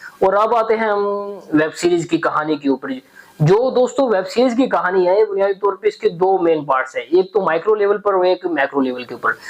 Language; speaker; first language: Urdu; native; Urdu